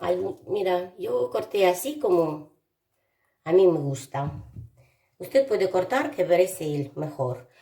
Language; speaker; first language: Spanish; non-native, learner; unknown